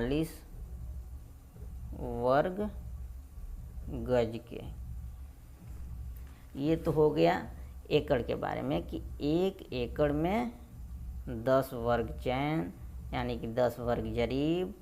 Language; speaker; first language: Hindi; native; Hindi